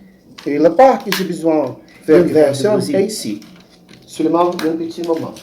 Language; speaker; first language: French; non-native, learner; Portuguese